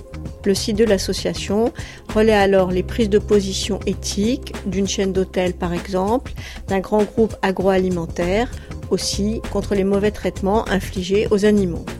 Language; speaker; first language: French; native; French